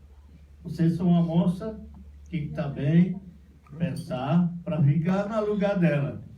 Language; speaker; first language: Portuguese; non-native, local second language; Yanomámi